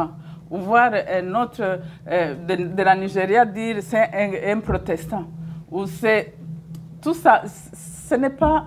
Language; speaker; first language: French; non-native, local second language; Kinyarwanda